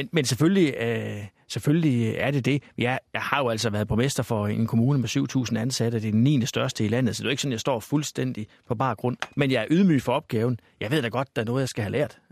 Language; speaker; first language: Danish; native; Danish